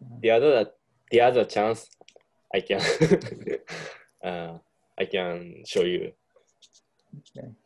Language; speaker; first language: English; non-native, learner; Japanese